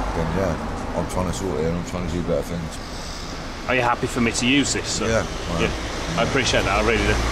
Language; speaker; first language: English; native; English